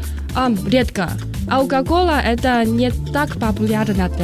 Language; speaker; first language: Russian; non-native, learner; Chinese